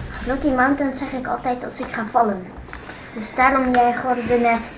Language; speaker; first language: Dutch; non-native, learner; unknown